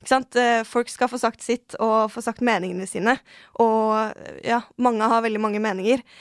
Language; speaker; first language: Norwegian; native; Norwegian